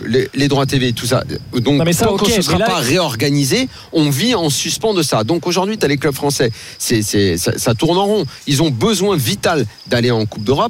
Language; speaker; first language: French; native; French